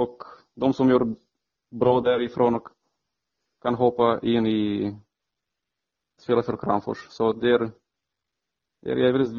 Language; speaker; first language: Swedish; non-native, fluent; Romanian